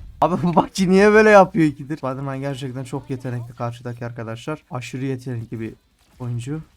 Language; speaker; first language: Turkish; native; Turkish